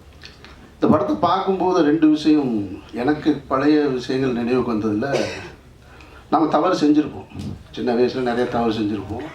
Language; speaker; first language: Tamil; native; Tamil